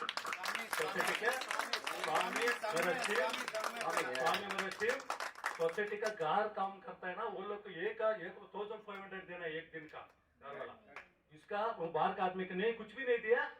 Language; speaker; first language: Hindi; non-native, local second language; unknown